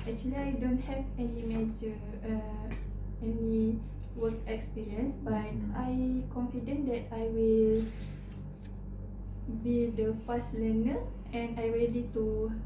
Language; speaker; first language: English; non-native, learner; Malay